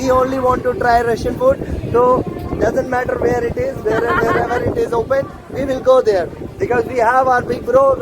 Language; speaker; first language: English; non-native, fluent; Hindi